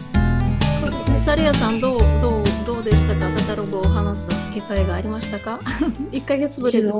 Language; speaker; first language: Japanese; non-native, fluent; Tatar